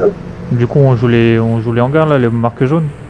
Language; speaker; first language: French; native; French